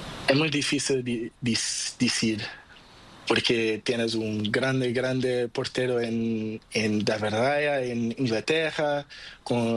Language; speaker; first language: Spanish; non-native, learner; Portuguese